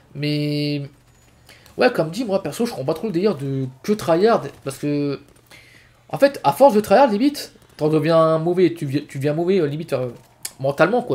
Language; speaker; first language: French; native; French